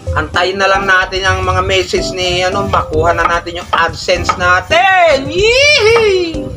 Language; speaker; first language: Filipino; non-native, local second language; Iloko